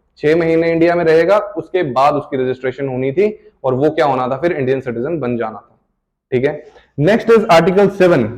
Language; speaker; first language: Hindi; native; Hindi